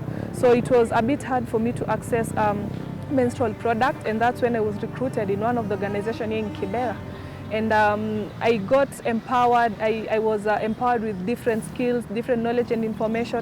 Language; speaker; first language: English; non-native, local second language; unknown